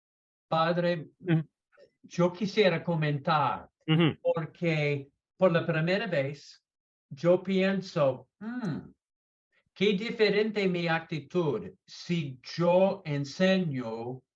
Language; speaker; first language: Spanish; non-native, learner; English